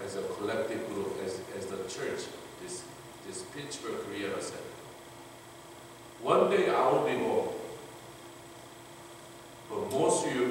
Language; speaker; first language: English; non-native, fluent; Korean